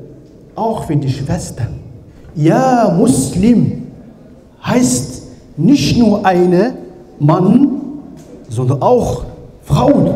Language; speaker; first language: German; non-native, learner; Arabic